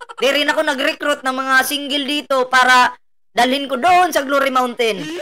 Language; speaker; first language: Filipino; non-native, local second language; Cebuano